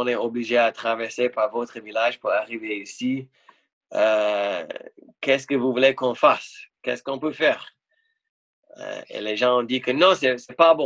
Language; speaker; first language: French; non-native, fluent; English